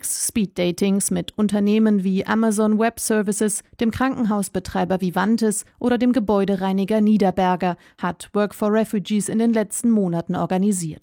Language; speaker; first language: German; native; German